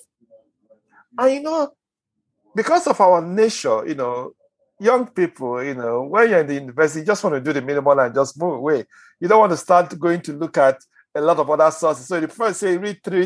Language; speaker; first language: English; non-native, local second language; Igbo